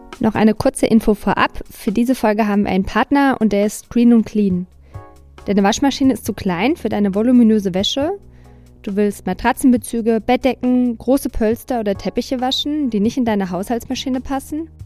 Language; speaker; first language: German; native; German